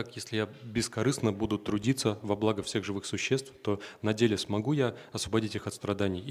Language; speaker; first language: Russian; native; Russian